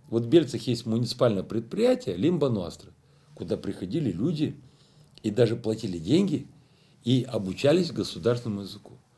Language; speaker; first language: Russian; non-native, local second language; Romanian